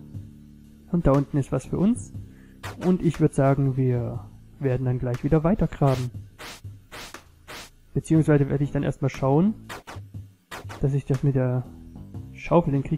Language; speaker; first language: German; native; German